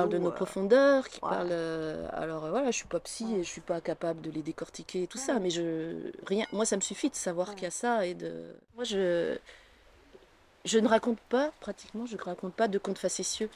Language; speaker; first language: French; native; French